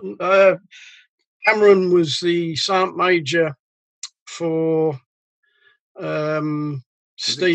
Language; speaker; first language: English; native; English